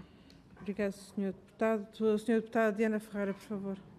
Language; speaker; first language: Portuguese; native; Portuguese